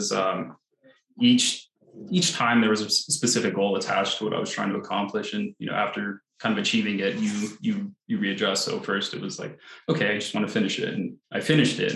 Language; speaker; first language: English; native; English